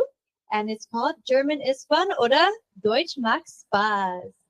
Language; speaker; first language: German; non-native, learner; English